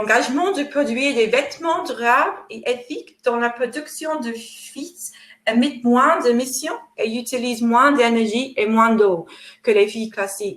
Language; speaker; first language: French; non-native, fluent; English